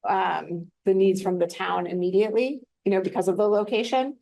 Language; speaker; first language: English; native; English